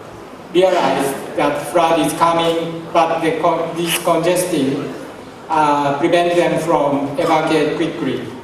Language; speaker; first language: English; non-native, fluent; Japanese